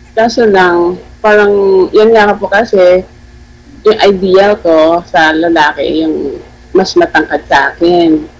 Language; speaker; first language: Filipino; non-native, local second language; Hiligaynon